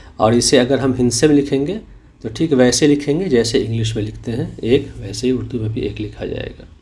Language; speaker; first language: Hindi; native; Hindi